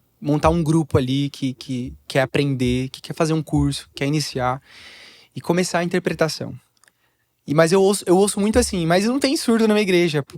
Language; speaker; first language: Portuguese; native; Portuguese